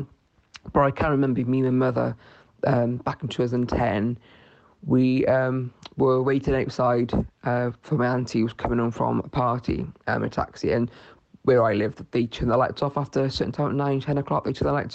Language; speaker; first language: English; native; English